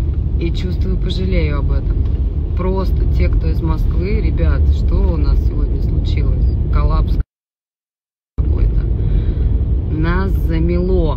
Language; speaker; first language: Russian; native; Russian